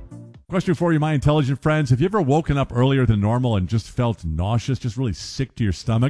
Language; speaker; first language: English; native; English